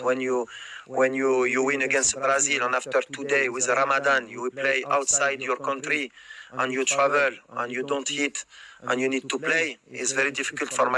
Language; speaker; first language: English; non-native, learner; French